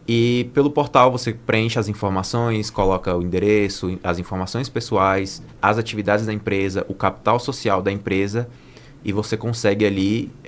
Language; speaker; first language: Portuguese; native; Portuguese